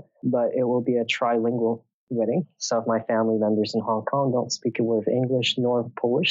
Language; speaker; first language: English; native; English